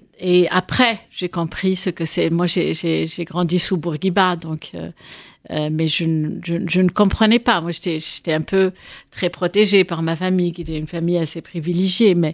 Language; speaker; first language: French; non-native, local second language; Arabic